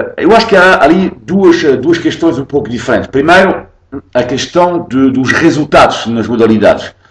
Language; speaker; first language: Portuguese; non-native, fluent; French